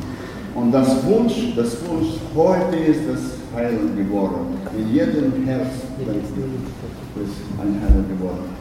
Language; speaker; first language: German; non-native, learner; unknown